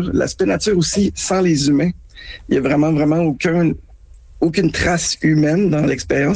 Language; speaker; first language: French; native; French